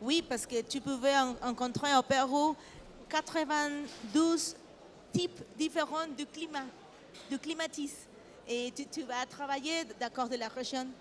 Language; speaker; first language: French; non-native, learner; Spanish